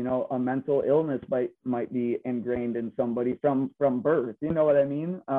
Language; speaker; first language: English; native; English